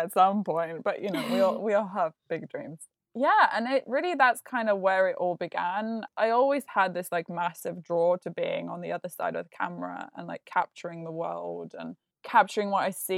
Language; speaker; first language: English; non-native, fluent; Lithuanian